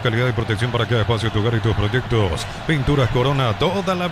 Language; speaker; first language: Spanish; native; Spanish